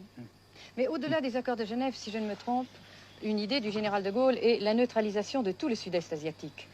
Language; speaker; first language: French; native; French